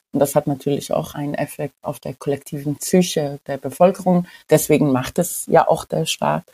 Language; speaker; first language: German; non-native, fluent; Persian